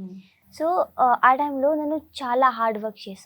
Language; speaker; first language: Telugu; non-native, learner; Hindi